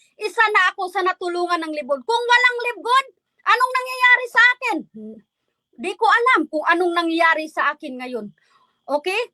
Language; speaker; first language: Filipino; non-native, local second language; Waray